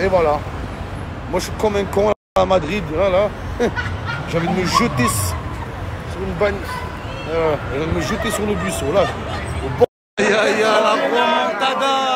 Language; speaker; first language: French; native; French